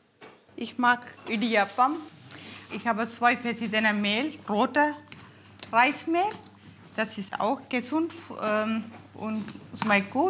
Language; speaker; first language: German; non-native, learner; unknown